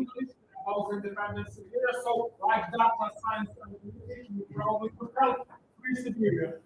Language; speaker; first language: English; non-native, learner; Russian